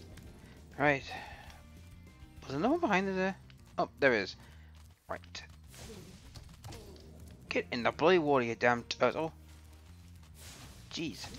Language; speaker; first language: English; native; English